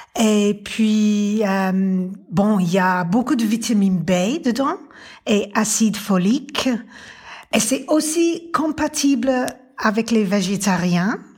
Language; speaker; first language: French; non-native, fluent; English